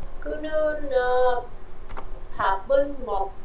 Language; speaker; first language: Korean; non-native, learner; Vietnamese